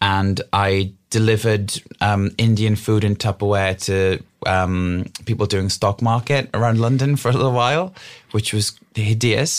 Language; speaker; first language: English; native; English